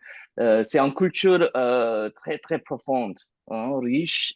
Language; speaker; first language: French; non-native, fluent; English